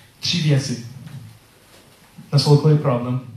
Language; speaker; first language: Czech; non-native, learner; English